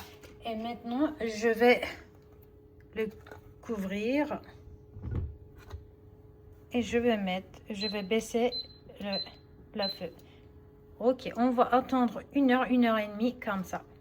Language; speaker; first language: French; non-native, learner; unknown